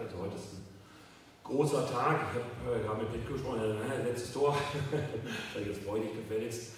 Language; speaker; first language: German; native; German